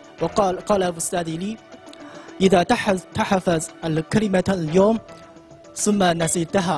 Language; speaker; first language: Arabic; non-native, learner; Chinese